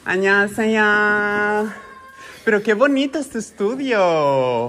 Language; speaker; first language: Spanish; native; Spanish